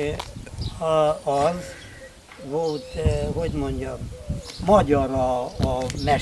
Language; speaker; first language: Hungarian; non-native, local second language; Romanian